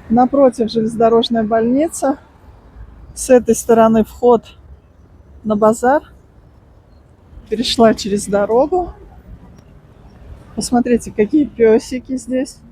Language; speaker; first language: Russian; native; Russian